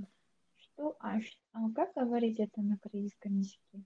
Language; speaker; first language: Russian; non-native, learner; Korean